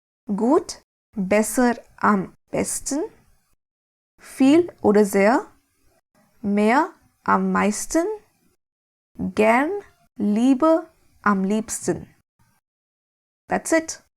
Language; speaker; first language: German; non-native, fluent; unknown